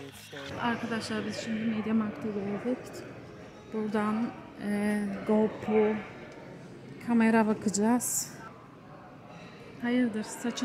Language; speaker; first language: Turkish; native; Turkish